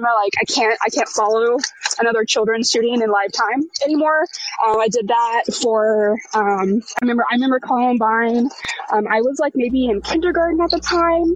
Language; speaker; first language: English; native; English